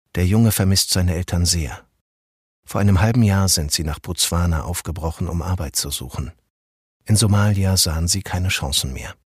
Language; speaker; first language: German; native; German